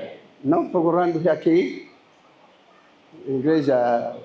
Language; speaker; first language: Portuguese; non-native, learner; Lingala